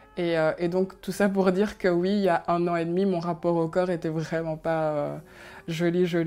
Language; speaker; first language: French; early bilingual, other home language; Kinyarwanda